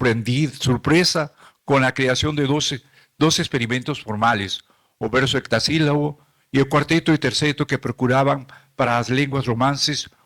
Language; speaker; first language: Portuguese; non-native, fluent; Spanish